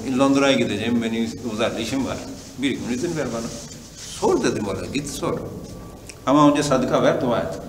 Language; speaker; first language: Turkish; non-native, fluent; Urdu